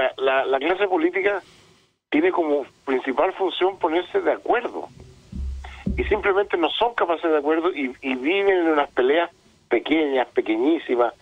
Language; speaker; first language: Spanish; native; Spanish